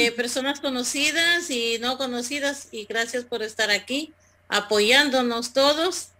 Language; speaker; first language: Spanish; native; Spanish